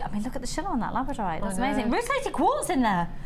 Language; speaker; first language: English; native; English